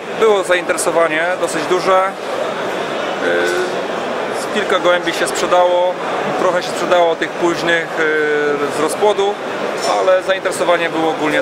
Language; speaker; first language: Polish; native; Polish